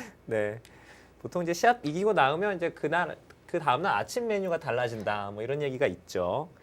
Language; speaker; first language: Korean; native; Korean